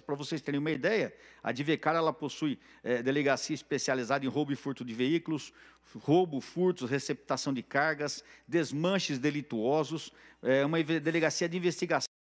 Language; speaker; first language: Portuguese; native; Portuguese